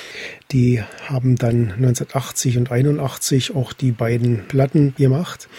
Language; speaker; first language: German; native; German